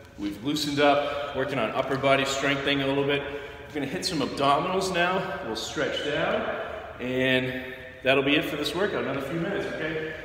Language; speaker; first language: English; native; English